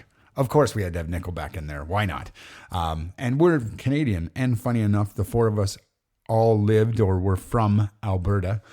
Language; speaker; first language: English; native; English